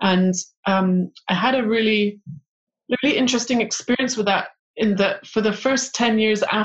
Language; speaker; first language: English; native; English